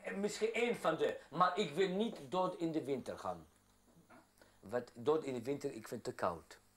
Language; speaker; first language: Dutch; non-native, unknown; Arabic